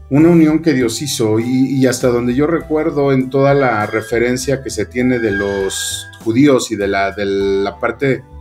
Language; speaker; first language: Spanish; native; Spanish